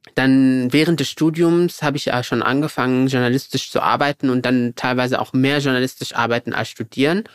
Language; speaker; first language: German; early bilingual, other home language; Arabic